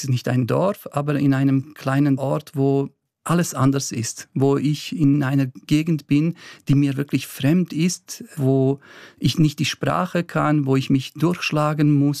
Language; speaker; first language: German; early bilingual, other home language; Bosnian